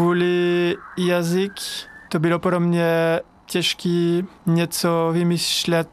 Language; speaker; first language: Czech; non-native, fluent; French